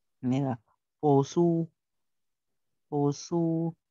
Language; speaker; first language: Korean; non-native, learner; Vietnamese